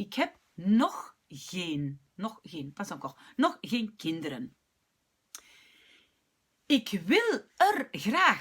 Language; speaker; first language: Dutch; non-native, local second language; French